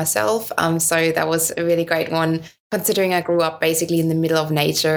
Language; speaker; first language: English; non-native, fluent; German